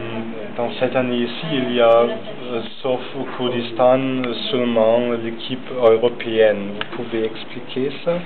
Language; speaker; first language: French; non-native, learner; German